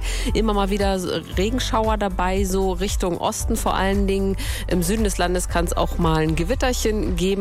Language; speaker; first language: German; native; German